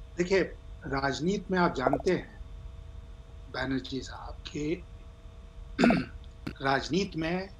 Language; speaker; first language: Hindi; native; Hindi